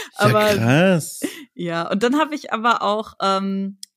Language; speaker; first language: German; native; German